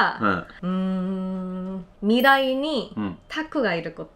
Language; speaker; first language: Japanese; non-native, fluent; Korean